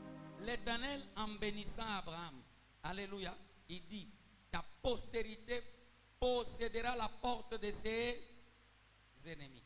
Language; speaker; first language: French; non-native, local second language; Swahili